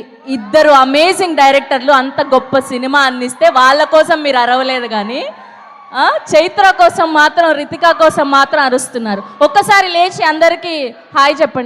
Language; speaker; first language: Telugu; native; Telugu